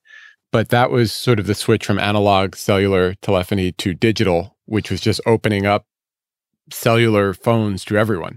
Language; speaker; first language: English; native; English